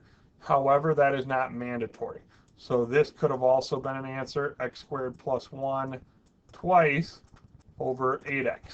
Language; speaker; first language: English; native; English